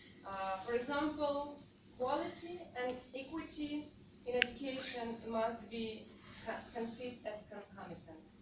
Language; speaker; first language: English; non-native, fluent; Russian